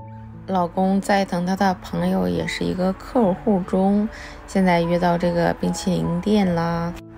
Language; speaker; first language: Chinese; native; Chinese